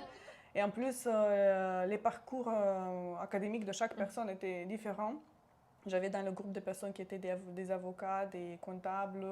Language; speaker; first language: French; non-native, local second language; Romanian